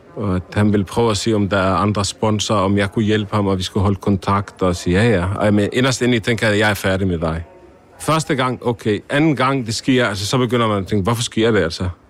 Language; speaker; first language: Danish; early bilingual, other home language; Arabic